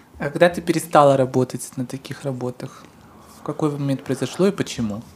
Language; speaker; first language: Russian; native; Russian